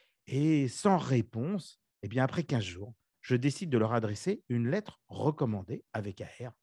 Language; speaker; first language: French; native; French